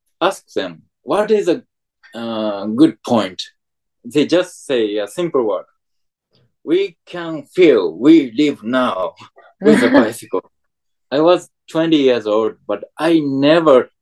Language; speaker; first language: English; non-native, fluent; Japanese